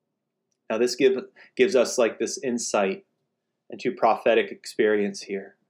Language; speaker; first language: English; native; English